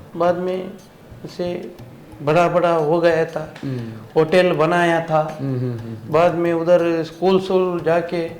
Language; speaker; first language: Hindi; non-native, local second language; Kannada